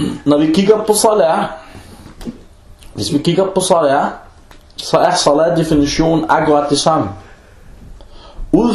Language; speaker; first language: Danish; non-native, fluent; Arabic